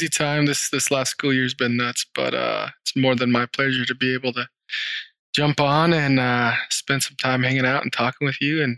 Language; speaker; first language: English; early bilingual, other home language; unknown